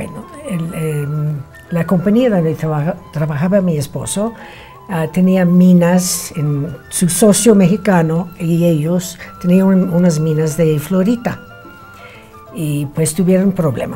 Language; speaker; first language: Spanish; non-native, fluent; English